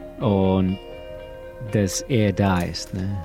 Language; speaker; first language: German; non-native, learner; Persian